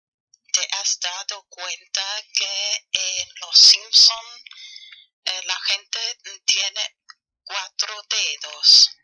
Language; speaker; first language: Spanish; non-native, fluent; German